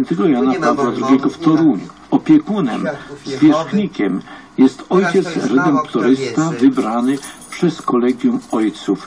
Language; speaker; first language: Polish; native; Polish